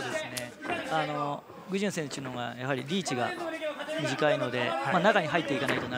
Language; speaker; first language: Japanese; native; Japanese